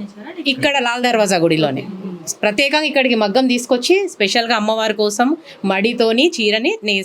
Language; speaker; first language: Telugu; native; Telugu